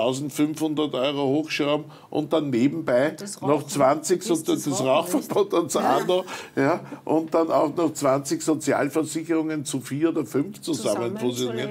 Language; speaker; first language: German; native; German